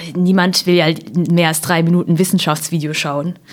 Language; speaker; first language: German; native; German